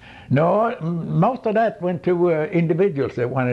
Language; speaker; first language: English; non-native, fluent; Swedish